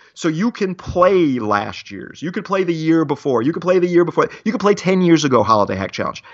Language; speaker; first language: English; native; English